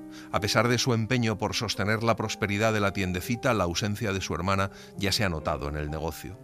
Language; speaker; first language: Spanish; native; Spanish